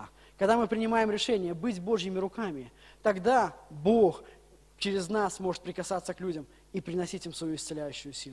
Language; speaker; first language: Russian; native; Russian